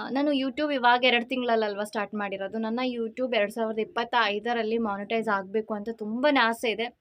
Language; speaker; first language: Kannada; non-native, local second language; Malayalam